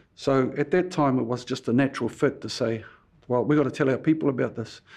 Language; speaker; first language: English; native; English